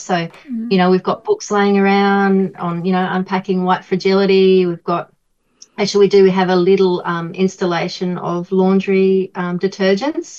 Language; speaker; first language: English; native; English